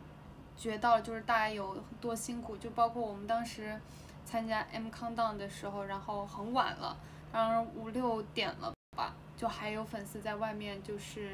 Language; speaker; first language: Chinese; native; Chinese